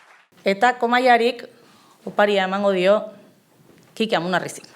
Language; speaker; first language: Basque; native; Basque